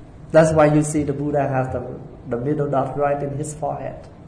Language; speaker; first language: English; non-native, fluent; Vietnamese